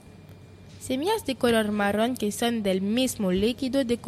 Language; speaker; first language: Spanish; non-native, learner; French